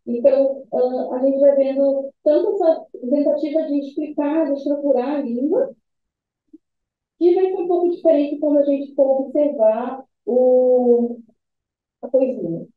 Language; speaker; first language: Portuguese; native; Portuguese